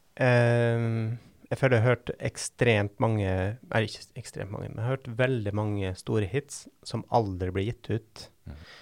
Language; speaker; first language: Norwegian; native; Norwegian